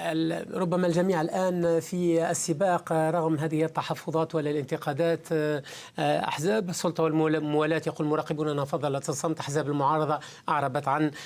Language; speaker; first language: Arabic; native; Arabic